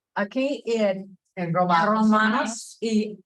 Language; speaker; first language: Spanish; non-native, fluent; English